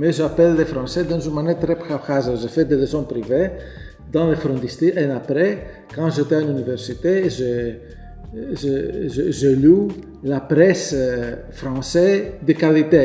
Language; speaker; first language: French; non-native, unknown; Greek